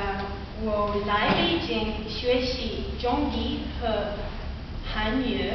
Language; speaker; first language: Chinese; non-native, learner; English